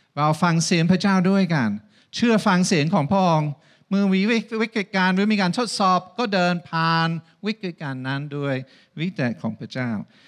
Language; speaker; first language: Thai; non-native, fluent; English